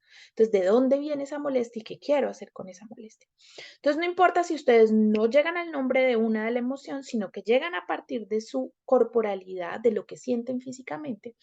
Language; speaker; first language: Spanish; native; Spanish